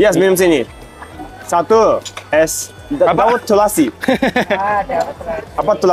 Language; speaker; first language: Indonesian; non-native, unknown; Japanese